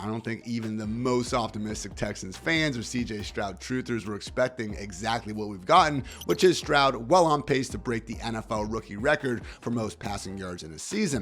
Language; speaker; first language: English; native; English